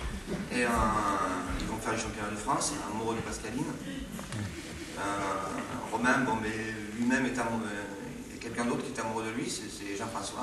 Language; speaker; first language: French; native; French